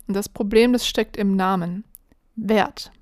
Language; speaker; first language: German; native; German